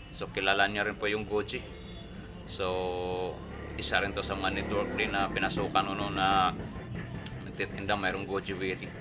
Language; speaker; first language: Filipino; non-native, local second language; Cebuano